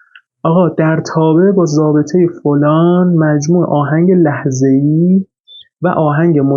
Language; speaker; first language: Persian; native; Persian